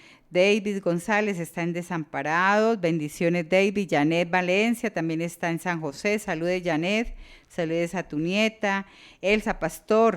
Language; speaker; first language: Spanish; native; Spanish